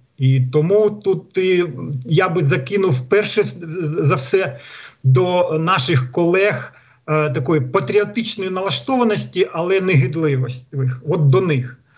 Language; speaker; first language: Ukrainian; non-native, local second language; Russian